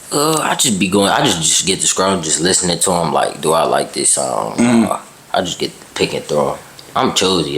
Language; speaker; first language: English; native; English